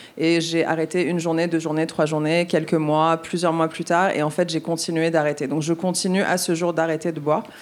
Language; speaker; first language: French; native; French